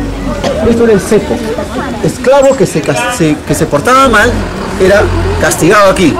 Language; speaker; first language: Spanish; native; Spanish